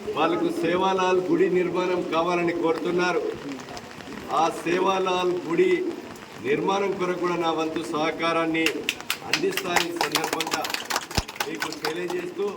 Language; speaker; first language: Telugu; native; Telugu